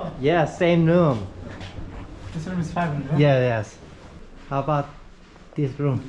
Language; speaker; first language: English; non-native, learner; Korean